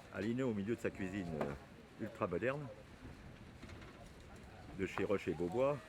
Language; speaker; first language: French; native; French